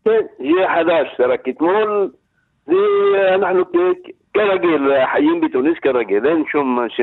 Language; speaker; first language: Hebrew; non-native, learner; Arabic